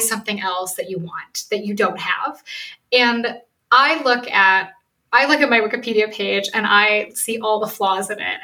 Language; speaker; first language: English; native; English